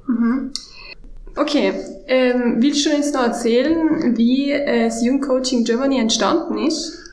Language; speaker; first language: German; native; German